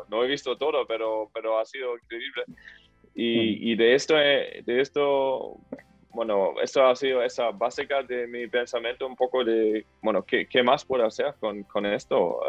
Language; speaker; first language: Spanish; non-native, fluent; German